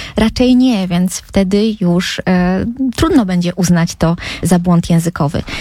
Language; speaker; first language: Polish; native; Polish